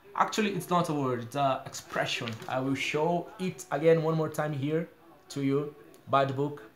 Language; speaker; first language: English; non-native, fluent; Portuguese